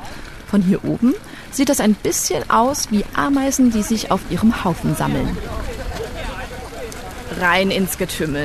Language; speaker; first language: German; native; German